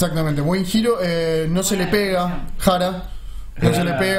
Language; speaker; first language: Spanish; native; Spanish